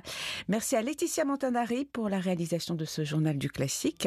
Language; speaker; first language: French; native; French